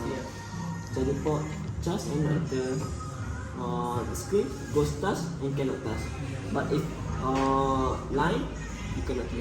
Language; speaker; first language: English; non-native, learner; Malay